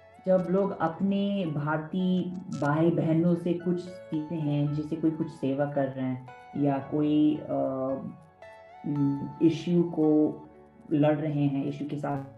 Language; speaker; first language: Hindi; non-native, fluent; English